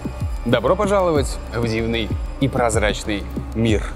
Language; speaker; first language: Russian; native; Russian